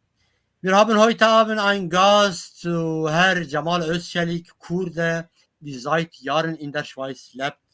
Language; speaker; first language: German; non-native, learner; Kurdish